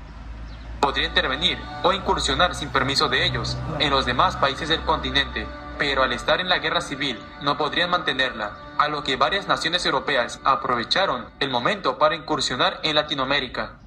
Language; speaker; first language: Spanish; native; Spanish